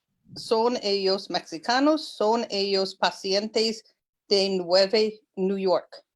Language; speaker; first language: Spanish; non-native, learner; English